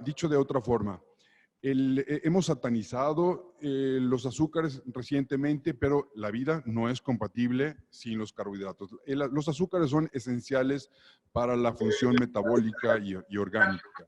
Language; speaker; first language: Spanish; native; Spanish